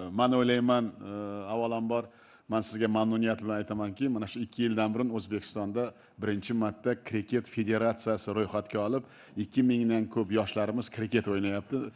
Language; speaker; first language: Uzbek; native; Uzbek